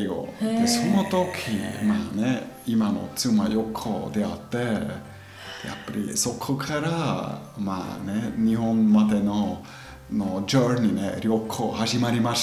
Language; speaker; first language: Japanese; non-native, fluent; German